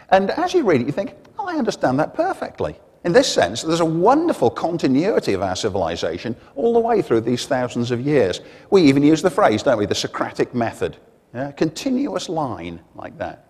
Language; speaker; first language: English; native; English